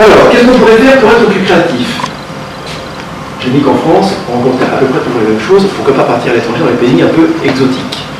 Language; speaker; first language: French; native; French